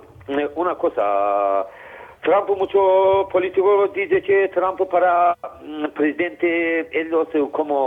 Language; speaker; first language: Spanish; non-native, learner; Azerbaijani